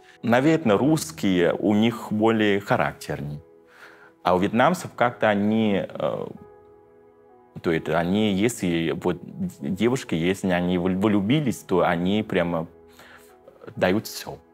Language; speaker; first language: Russian; non-native, fluent; Vietnamese